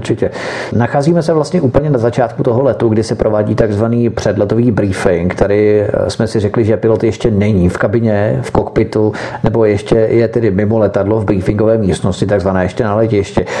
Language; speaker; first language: Czech; native; Czech